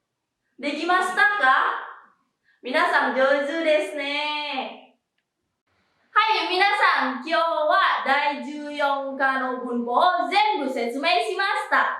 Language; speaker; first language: Japanese; non-native, fluent; Indonesian